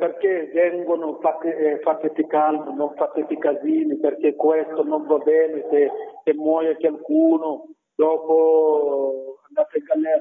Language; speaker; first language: Italian; non-native, learner; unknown